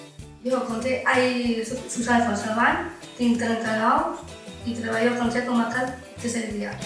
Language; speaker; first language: Catalan; non-native, local second language; Spanish